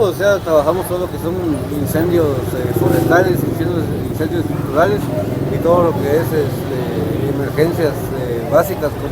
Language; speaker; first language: Spanish; native; Spanish